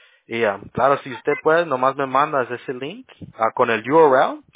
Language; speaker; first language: Spanish; early bilingual, other home language; English